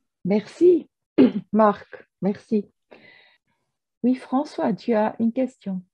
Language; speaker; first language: French; non-native, fluent; German